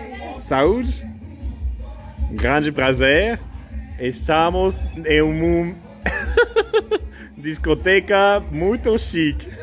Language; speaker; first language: Portuguese; non-native, learner; French